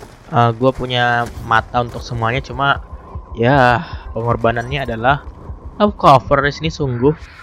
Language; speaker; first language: Indonesian; native; Indonesian